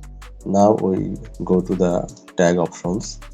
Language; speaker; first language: English; non-native, local second language; Bangla